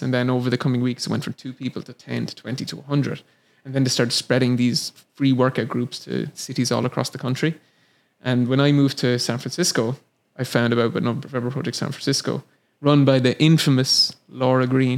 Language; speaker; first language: English; native; English